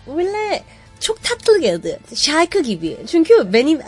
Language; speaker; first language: Turkish; non-native, learner; Korean